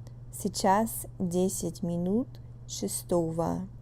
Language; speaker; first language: Russian; non-native, fluent; English